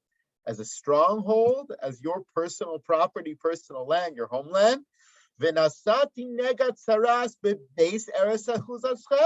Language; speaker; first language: English; native; English